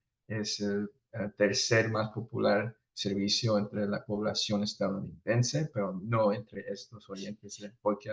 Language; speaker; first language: Spanish; early bilingual, heritage; Spanish